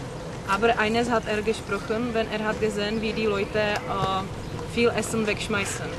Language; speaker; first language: German; non-native, learner; Czech